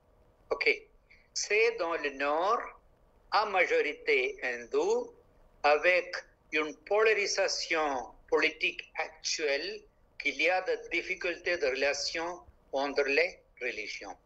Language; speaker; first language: French; non-native, local second language; Malayalam